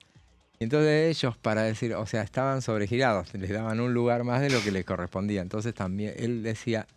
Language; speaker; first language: Spanish; native; Spanish